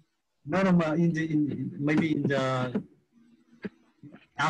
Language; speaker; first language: English; non-native, learner; Vietnamese